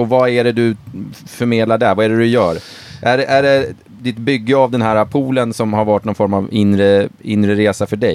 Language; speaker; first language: Swedish; native; Swedish